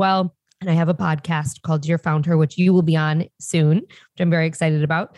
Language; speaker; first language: English; native; English